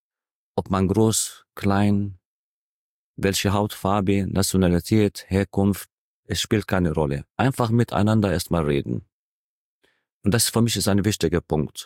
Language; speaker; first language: German; non-native, fluent; Arabic